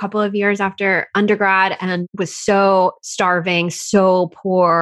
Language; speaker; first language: English; native; English